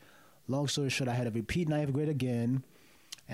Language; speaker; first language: English; early bilingual, other home language; Yoruba